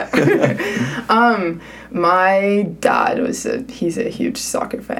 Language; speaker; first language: English; non-native, fluent; Swedish